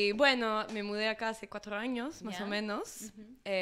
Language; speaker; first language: Spanish; non-native, fluent; English